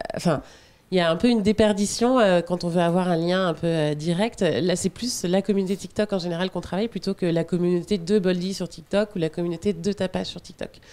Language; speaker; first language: French; native; French